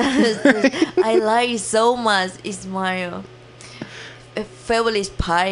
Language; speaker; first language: English; non-native, learner; Thai